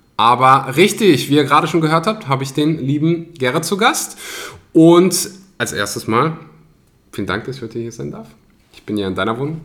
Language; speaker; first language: German; early bilingual, other home language; Russian